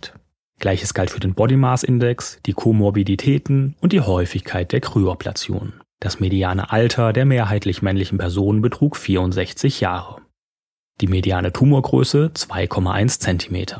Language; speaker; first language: German; native; German